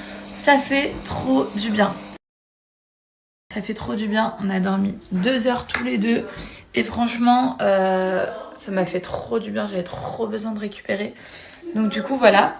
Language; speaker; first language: French; native; French